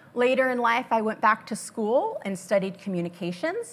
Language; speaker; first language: English; native; English